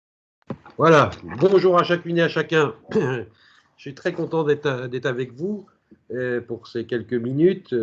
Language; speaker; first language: French; native; French